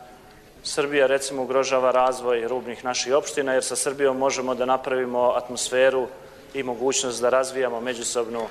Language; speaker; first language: Croatian; native; Croatian